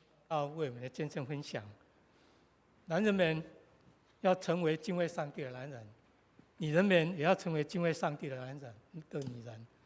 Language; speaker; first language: Chinese; native; Chinese